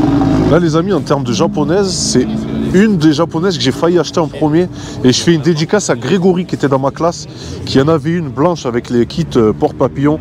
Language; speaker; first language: French; native; French